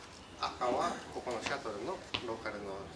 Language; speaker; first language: Japanese; early bilingual, heritage; Japanese